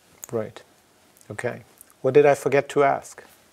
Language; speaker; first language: English; non-native, fluent; German